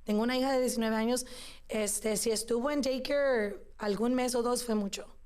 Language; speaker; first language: Spanish; early bilingual, other home language; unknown